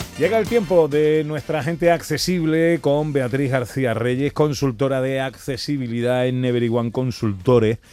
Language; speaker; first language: Spanish; native; Spanish